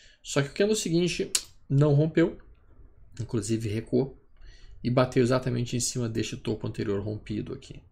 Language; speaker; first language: Portuguese; native; Portuguese